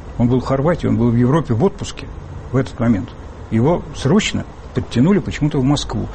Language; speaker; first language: Russian; native; Russian